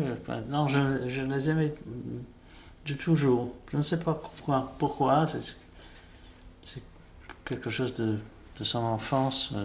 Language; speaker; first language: French; non-native, fluent; English